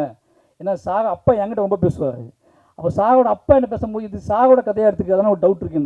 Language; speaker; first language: Tamil; native; Tamil